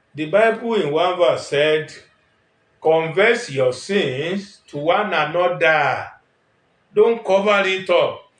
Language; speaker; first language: English; non-native, local second language; Yoruba